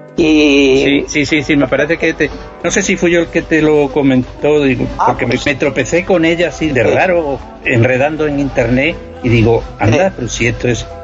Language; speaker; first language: Spanish; native; Spanish